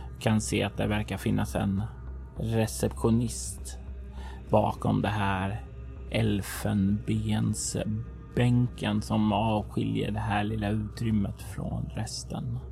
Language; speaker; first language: Swedish; native; Swedish